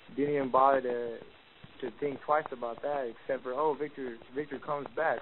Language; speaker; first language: English; early bilingual, other home language; Spanish